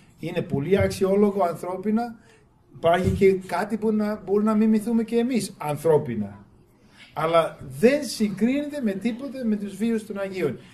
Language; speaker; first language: Greek; non-native, fluent; English